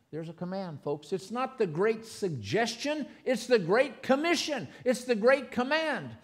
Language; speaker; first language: English; native; English